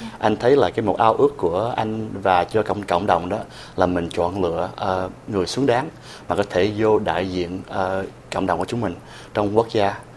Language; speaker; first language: Vietnamese; early bilingual, heritage; Vietnamese